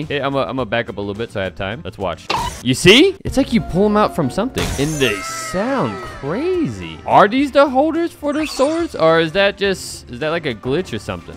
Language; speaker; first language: English; native; English